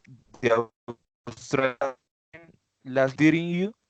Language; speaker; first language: English; non-native, learner; Spanish